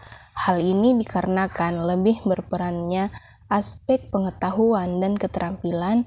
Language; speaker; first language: Indonesian; native; Indonesian